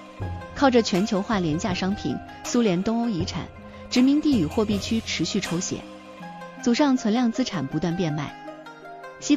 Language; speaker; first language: Chinese; native; Chinese